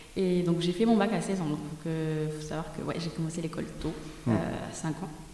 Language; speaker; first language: French; non-native, local second language; Bambara